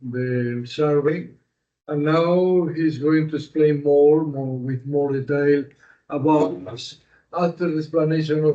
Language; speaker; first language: English; non-native, learner; Spanish